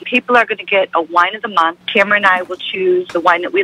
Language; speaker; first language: English; native; English